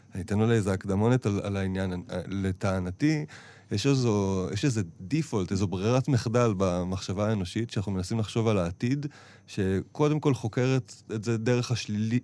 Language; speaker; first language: Hebrew; native; Hebrew